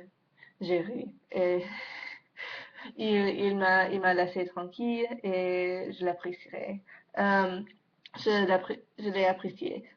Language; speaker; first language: French; non-native, learner; English